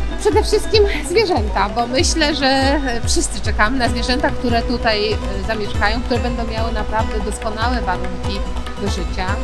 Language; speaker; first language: Polish; native; Polish